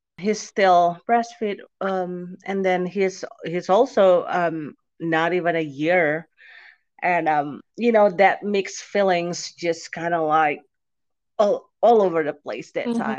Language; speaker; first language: English; non-native, fluent; Indonesian